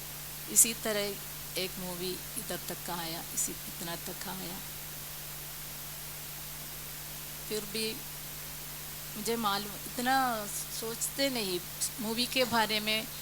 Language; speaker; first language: Hindi; non-native, local second language; Malayalam